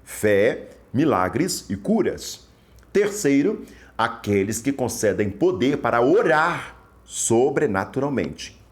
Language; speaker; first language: Portuguese; native; Portuguese